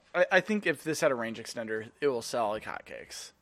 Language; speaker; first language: English; native; English